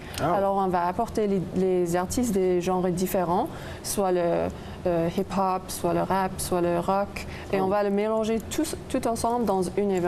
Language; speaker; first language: French; non-native, local second language; English